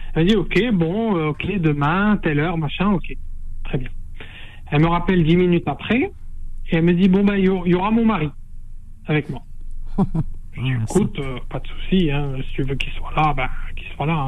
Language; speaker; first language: French; non-native, local second language; Arabic